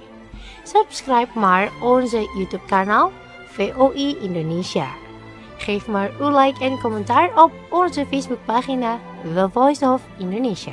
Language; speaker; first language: Dutch; non-native, learner; Indonesian